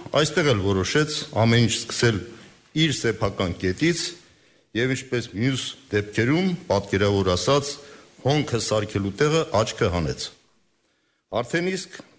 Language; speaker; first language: Armenian; native; Armenian